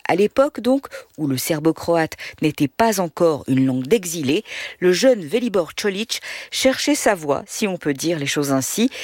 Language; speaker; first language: French; native; French